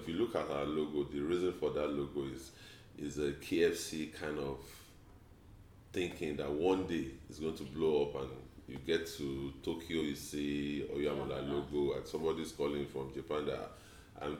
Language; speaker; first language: English; non-native, local second language; Yoruba